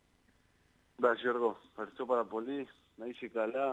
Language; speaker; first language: Greek; non-native, learner; Spanish